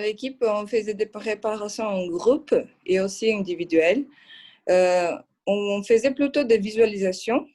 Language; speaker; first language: French; non-native, fluent; Portuguese